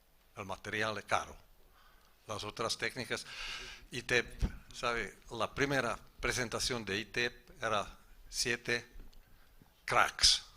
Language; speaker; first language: Spanish; non-native, learner; Portuguese